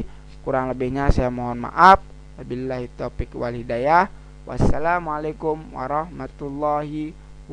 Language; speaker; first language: Indonesian; native; Indonesian